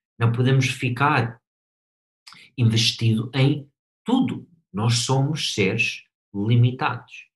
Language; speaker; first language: Portuguese; non-native, fluent; English